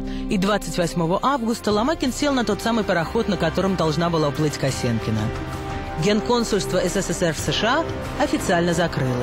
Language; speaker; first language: Russian; native; Russian